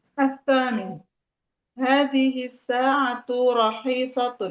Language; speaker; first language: Arabic; non-native, learner; Indonesian